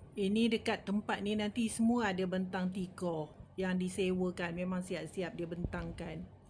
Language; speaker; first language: Malay; native; Malay